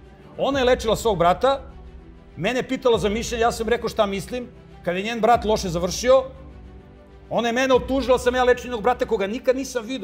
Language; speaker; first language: Serbian; native; Serbian